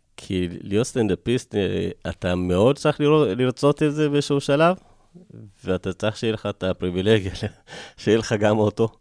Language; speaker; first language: Hebrew; early bilingual, other home language; Amharic